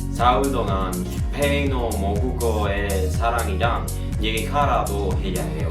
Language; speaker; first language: Korean; non-native, learner; Spanish